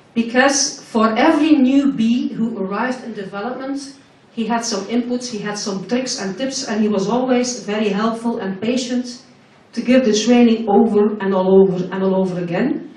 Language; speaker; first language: English; non-native, fluent; Dutch